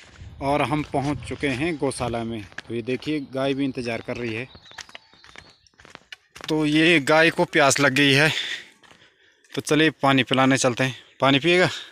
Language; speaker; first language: Hindi; native; Hindi